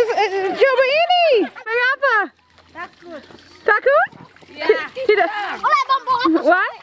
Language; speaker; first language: Indonesian; non-native, learner; English